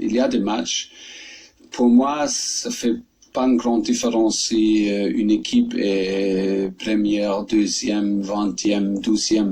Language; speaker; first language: French; non-native, learner; German